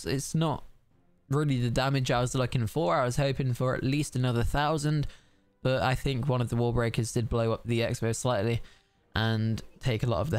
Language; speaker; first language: English; native; English